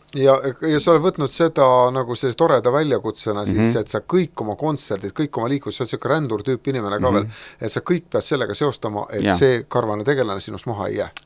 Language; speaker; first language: Estonian; native; Estonian